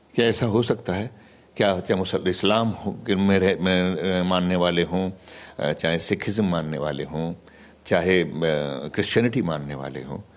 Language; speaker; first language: Hindi; native; Hindi